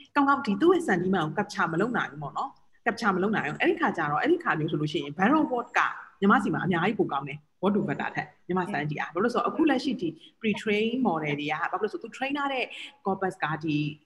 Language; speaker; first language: Burmese; native; Burmese